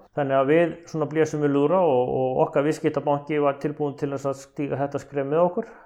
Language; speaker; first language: Icelandic; native; Icelandic